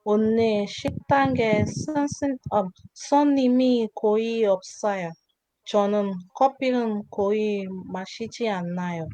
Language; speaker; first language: Korean; non-native, learner; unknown